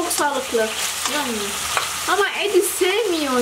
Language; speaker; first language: Turkish; non-native, learner; Indonesian